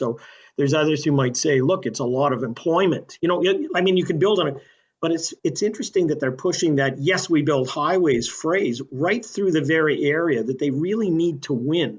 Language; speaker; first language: English; native; English